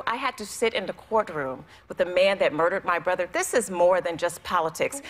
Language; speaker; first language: English; native; English